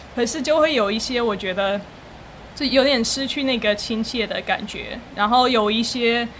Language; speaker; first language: Chinese; non-native, fluent; English